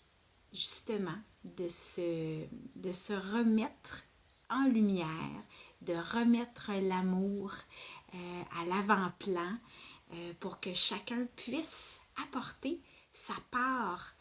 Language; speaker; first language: French; native; French